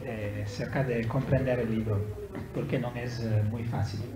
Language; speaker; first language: Spanish; non-native, learner; Italian